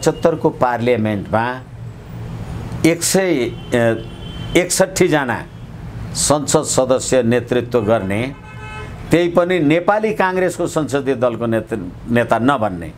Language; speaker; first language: Nepali; native; Nepali